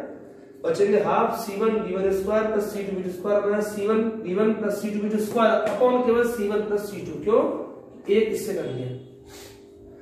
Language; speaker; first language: Hindi; native; Hindi